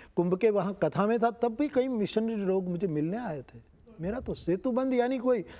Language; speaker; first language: Hindi; non-native, local second language; Gujarati